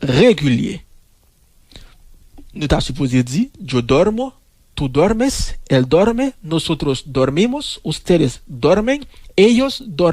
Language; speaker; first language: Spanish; non-native, fluent; Haitian Creole